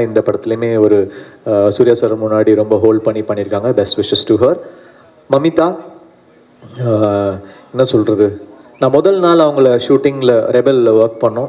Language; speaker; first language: Tamil; native; Tamil